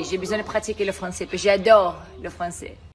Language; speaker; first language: French; non-native, learner; Portuguese